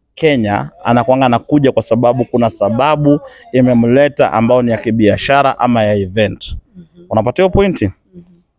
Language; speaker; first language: Swahili; native; Swahili